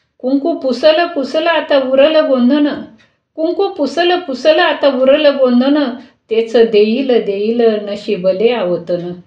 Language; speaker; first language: Marathi; native; Marathi